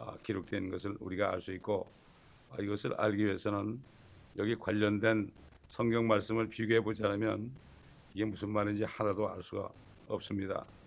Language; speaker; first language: Korean; native; Korean